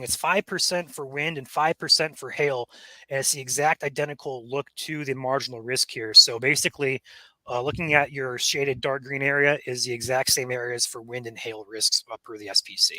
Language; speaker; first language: English; native; English